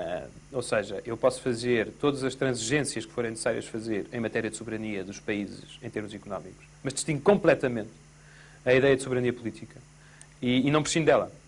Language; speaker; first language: Portuguese; native; Portuguese